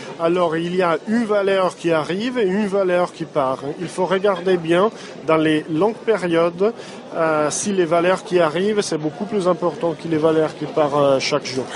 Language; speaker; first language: French; non-native, fluent; Italian